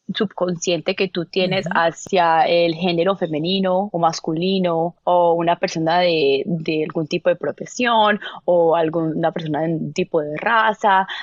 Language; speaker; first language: Spanish; native; Spanish